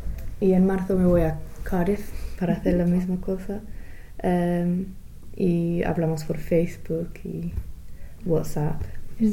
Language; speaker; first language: Spanish; non-native, fluent; English